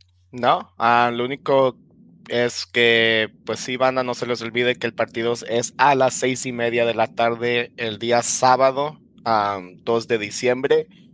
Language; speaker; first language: Spanish; early bilingual, heritage; Spanish